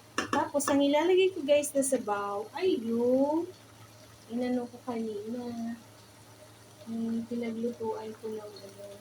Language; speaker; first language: Filipino; non-native, local second language; Bikol